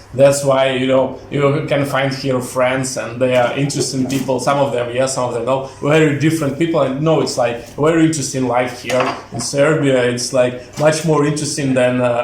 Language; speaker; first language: English; non-native, fluent; Russian